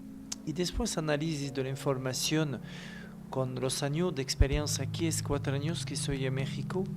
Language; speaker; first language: Spanish; non-native, learner; French